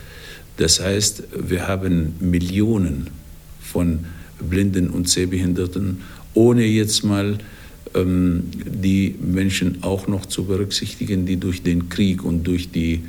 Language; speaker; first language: German; non-native, fluent; Arabic